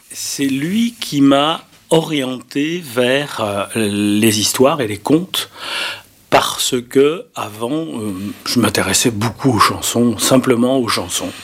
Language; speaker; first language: French; native; French